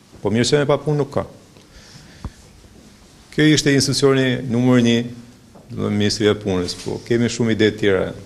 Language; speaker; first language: Albanian; native; Albanian